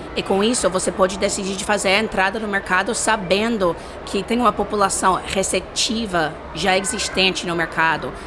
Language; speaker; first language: Portuguese; non-native, fluent; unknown